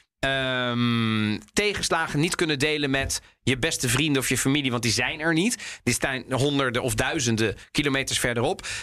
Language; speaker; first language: Dutch; early bilingual, other home language; Italian